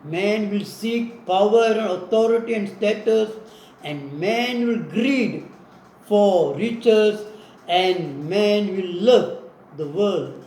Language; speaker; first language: English; non-native, local second language; Tamil